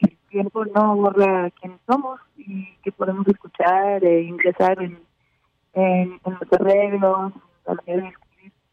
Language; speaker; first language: Spanish; early bilingual, heritage; Spanish